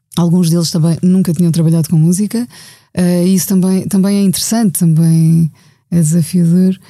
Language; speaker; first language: Portuguese; native; Portuguese